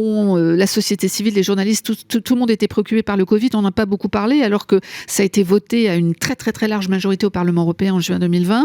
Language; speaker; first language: French; native; French